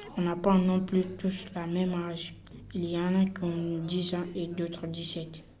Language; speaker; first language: French; non-native, learner; Bambara